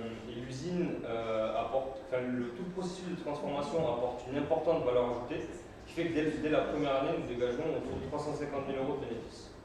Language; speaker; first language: French; native; French